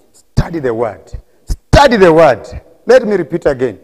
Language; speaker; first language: English; non-native, local second language; Swahili